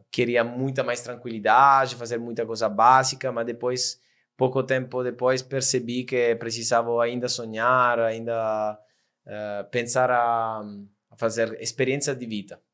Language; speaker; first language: Portuguese; non-native, fluent; Italian